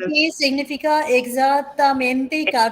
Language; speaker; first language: Spanish; non-native, learner; Hindi